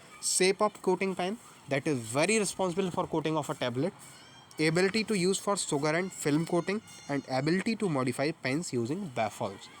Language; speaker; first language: Hindi; native; Hindi